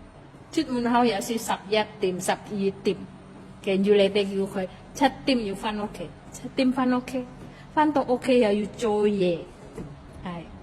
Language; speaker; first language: Cantonese; non-native, fluent; Indonesian